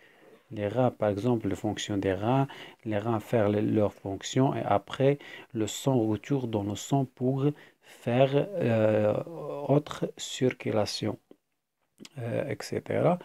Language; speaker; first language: French; non-native, fluent; Arabic